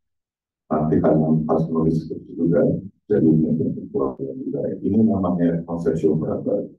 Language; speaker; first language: Indonesian; non-native, fluent; Turkish